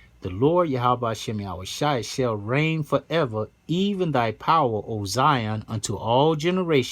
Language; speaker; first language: English; native; English